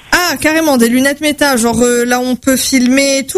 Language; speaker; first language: French; native; French